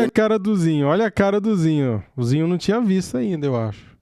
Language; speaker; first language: Portuguese; native; Portuguese